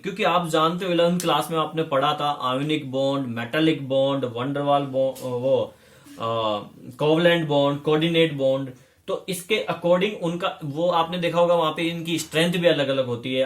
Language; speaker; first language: Hindi; native; Hindi